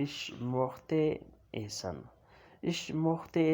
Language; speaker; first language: German; non-native, learner; Urdu